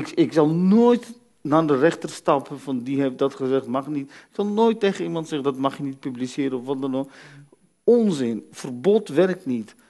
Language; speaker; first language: Dutch; early bilingual, other home language; Arabic